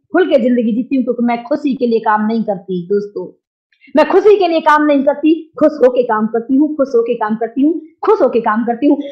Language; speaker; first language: Hindi; native; Hindi